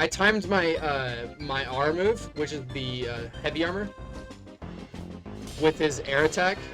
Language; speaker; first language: English; native; English